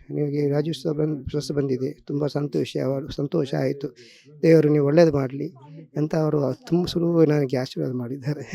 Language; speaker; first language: Kannada; non-native, local second language; Tulu